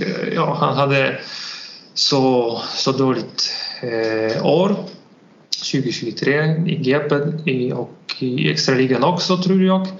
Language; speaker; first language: Swedish; non-native, learner; Polish